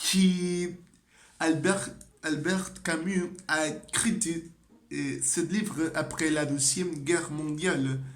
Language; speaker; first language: French; non-native, learner; Spanish